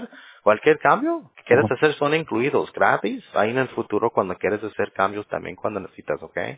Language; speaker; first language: Spanish; early bilingual, heritage; English